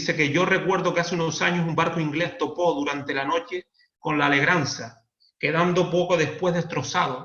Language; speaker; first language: Spanish; native; Spanish